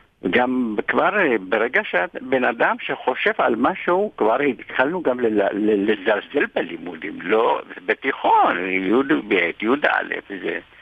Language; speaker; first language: Hebrew; non-native, fluent; Amharic